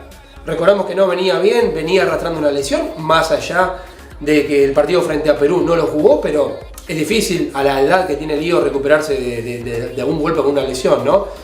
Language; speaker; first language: Spanish; native; Spanish